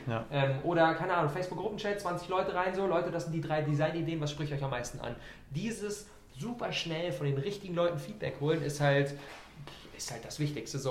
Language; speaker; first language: German; native; German